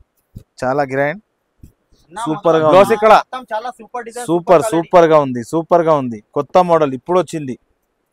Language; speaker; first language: Telugu; non-native, local second language; Urdu